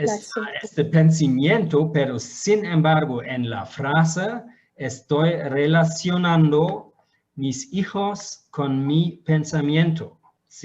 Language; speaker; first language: Spanish; non-native, fluent; German